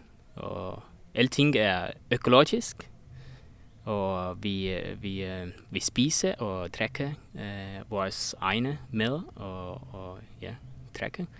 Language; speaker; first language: Danish; non-native, learner; Estonian